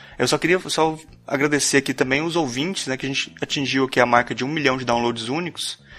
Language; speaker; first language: Portuguese; native; Portuguese